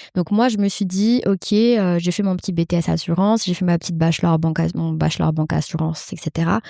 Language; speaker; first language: French; early bilingual, other home language; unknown